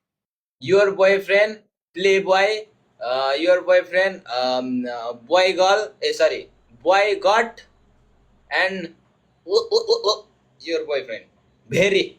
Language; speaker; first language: English; non-native, learner; Nepali